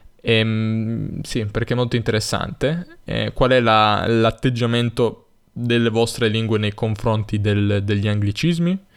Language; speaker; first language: Italian; native; Italian